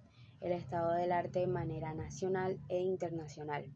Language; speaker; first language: Spanish; native; Spanish